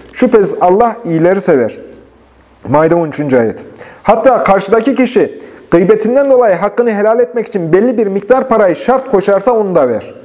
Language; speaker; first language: Turkish; native; Turkish